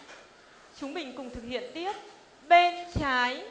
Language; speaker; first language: Vietnamese; native; Vietnamese